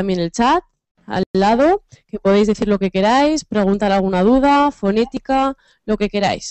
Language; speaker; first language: Spanish; native; Spanish